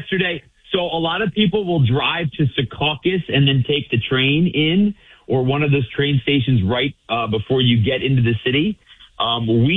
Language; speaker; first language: English; native; English